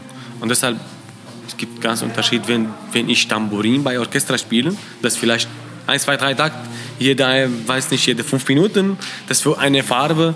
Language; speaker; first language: German; non-native, learner; Arabic